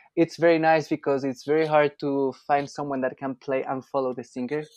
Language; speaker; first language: English; non-native, fluent; Spanish